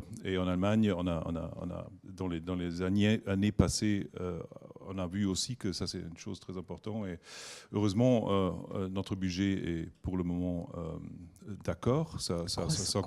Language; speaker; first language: French; non-native, learner; German